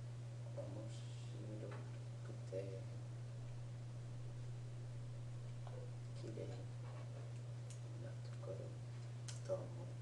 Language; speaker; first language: Japanese; non-native, learner; English